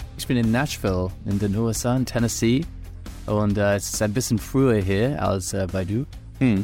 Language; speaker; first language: German; non-native, learner; English